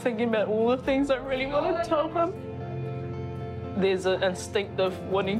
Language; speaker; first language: English; native; English